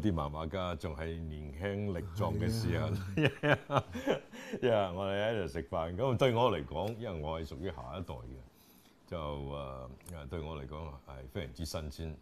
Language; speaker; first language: Chinese; native; Chinese